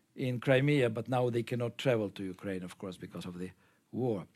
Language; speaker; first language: English; non-native, fluent; Ukrainian